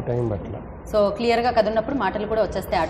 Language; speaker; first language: Telugu; native; Telugu